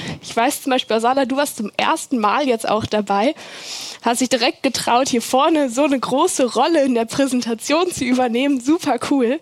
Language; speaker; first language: German; native; German